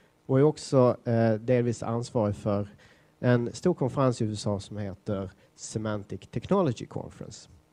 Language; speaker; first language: Swedish; native; Swedish